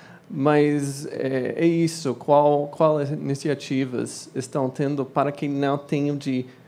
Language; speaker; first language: Portuguese; non-native, fluent; English